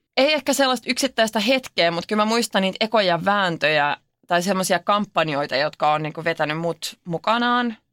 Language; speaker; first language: Finnish; non-native, local second language; Swedish